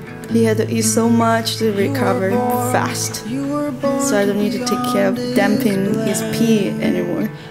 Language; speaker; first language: English; non-native, learner; Chinese